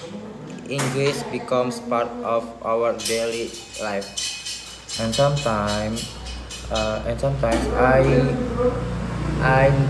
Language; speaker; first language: English; non-native, learner; Indonesian